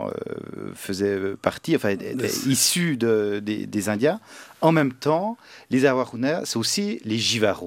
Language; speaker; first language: French; native; French